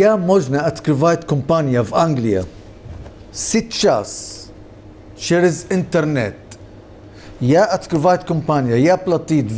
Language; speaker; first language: Ukrainian; non-native, learner; English